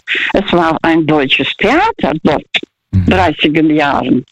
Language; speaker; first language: German; early bilingual, heritage; Russian